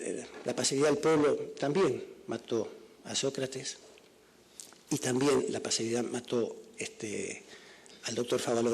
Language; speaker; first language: Spanish; native; Spanish